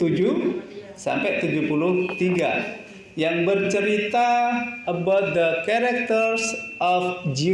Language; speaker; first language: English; non-native, learner; Indonesian